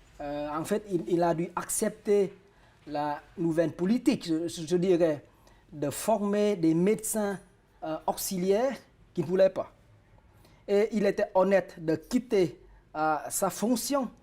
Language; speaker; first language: French; non-native, fluent; Vietnamese